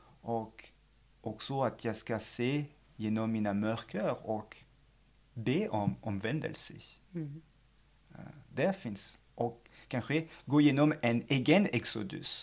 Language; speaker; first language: Swedish; non-native, fluent; French